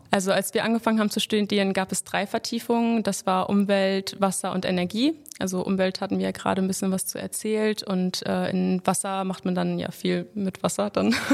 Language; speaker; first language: German; native; German